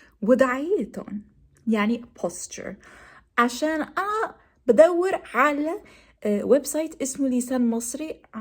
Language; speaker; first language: Arabic; non-native, learner; English